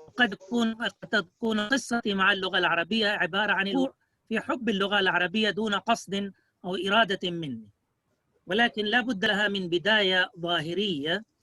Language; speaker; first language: Arabic; non-native, fluent; Urdu